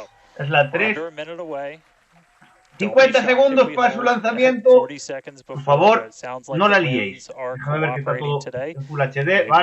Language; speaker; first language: Spanish; native; Spanish